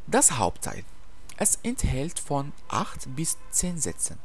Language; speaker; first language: German; non-native, fluent; Arabic